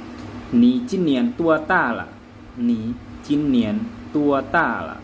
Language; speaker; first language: Chinese; non-native, learner; Lao